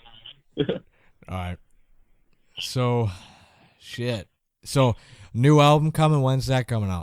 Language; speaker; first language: English; native; English